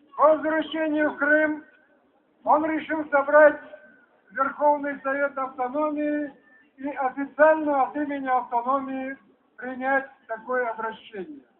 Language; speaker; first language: Russian; native; Russian